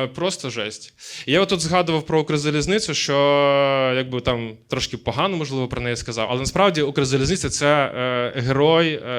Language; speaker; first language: Ukrainian; native; Ukrainian